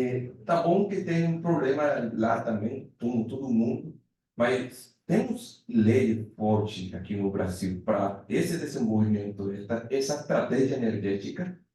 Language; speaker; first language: Portuguese; non-native, fluent; Spanish